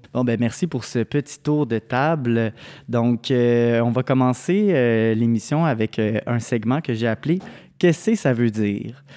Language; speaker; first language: French; native; French